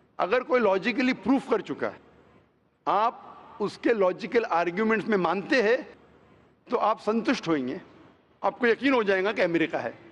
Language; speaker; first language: Hindi; non-native, local second language; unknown